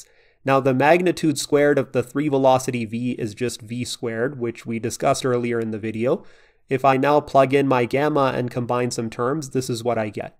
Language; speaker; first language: English; native; English